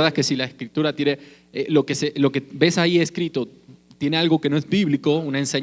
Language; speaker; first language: Spanish; native; Spanish